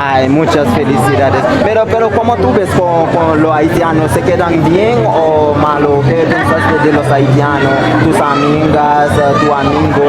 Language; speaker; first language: Spanish; non-native, learner; Haitian Creole